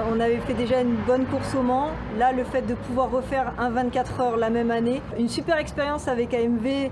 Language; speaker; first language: French; native; French